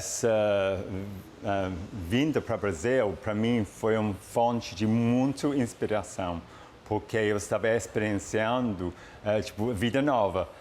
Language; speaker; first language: Portuguese; non-native, fluent; English